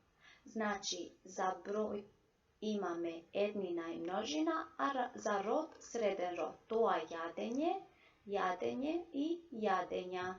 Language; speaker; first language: Macedonian; non-native, local second language; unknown